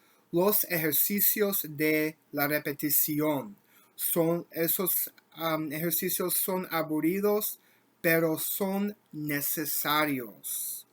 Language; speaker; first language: Spanish; non-native, learner; English